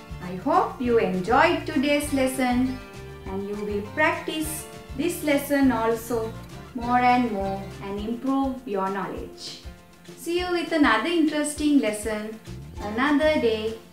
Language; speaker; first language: English; non-native, local second language; Sinhala